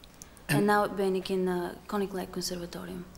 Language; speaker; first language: Dutch; non-native, learner; Bulgarian